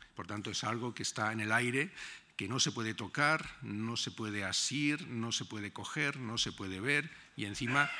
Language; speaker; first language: Spanish; native; Spanish